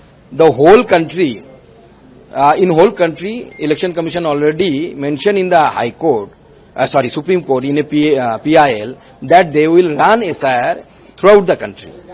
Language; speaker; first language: English; non-native, local second language; Bangla